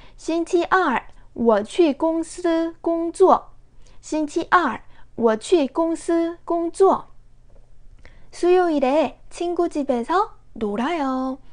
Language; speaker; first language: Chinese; non-native, fluent; Korean